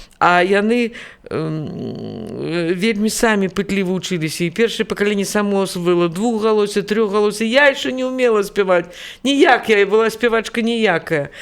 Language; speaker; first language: Belarusian; native; Belarusian